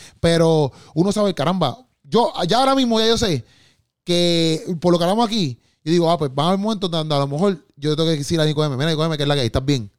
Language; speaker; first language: Spanish; native; Spanish